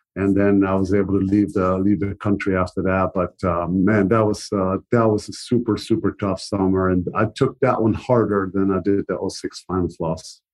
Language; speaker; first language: English; non-native, fluent; German